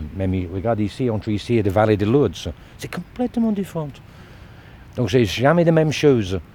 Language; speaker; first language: French; non-native, learner; English